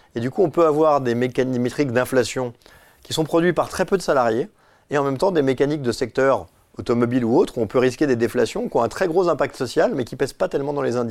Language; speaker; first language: French; native; French